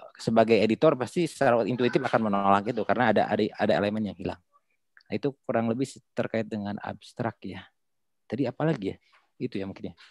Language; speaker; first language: Indonesian; non-native, local second language; Sundanese